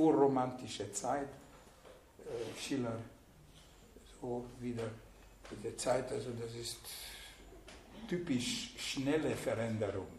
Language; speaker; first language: German; non-native, fluent; Hungarian